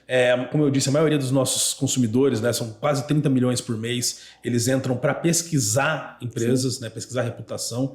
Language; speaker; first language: Portuguese; native; Portuguese